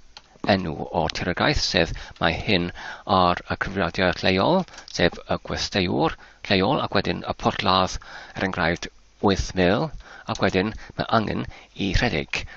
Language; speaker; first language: Welsh; non-native, learner; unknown